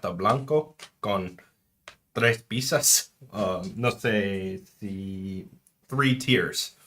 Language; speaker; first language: Spanish; non-native, learner; English